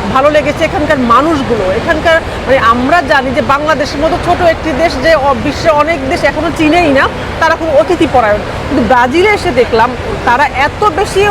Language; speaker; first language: Bangla; native; Bangla